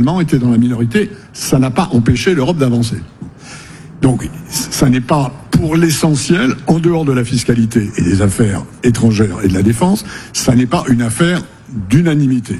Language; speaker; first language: French; native; French